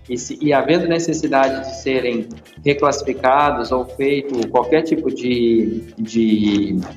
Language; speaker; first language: Portuguese; native; Portuguese